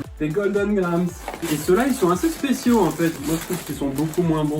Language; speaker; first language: French; native; French